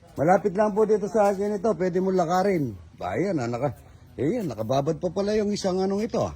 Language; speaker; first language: Filipino; non-native, local second language; Pampanga